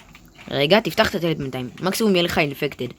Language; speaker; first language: Hebrew; native; Hebrew